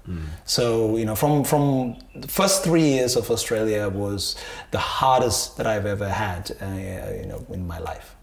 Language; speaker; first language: English; non-native, local second language; Sinhala